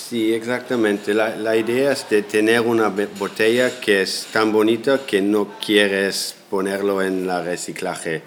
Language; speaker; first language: Spanish; non-native, fluent; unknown